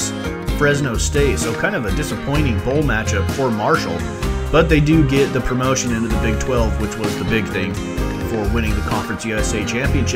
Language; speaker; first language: English; native; English